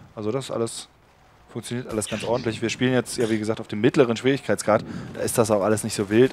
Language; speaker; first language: German; native; German